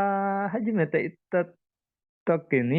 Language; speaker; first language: Japanese; non-native, learner; Indonesian